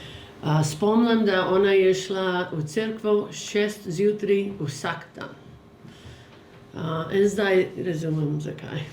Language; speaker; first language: Slovenian; early bilingual, heritage; English